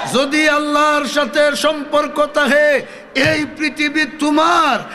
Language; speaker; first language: Bangla; non-native, local second language; Sylheti